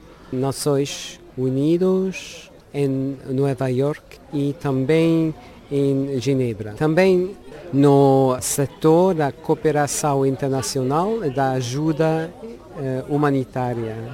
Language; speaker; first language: Portuguese; non-native, learner; Luxembourgish